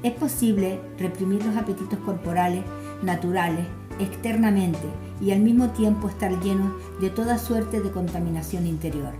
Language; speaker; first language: Spanish; native; Spanish